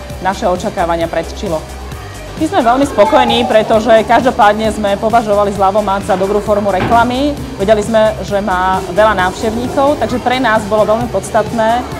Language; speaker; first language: Slovak; native; Slovak